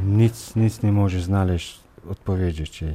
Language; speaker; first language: Polish; non-native, learner; Chechen